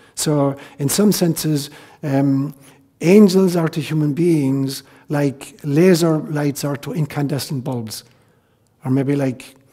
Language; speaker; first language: English; native; English